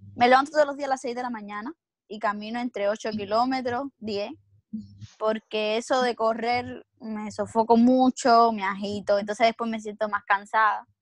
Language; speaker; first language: Spanish; native; Spanish